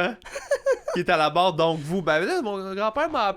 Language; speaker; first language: French; native; French